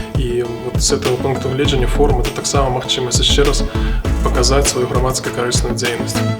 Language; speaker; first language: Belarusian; non-native, local second language; Russian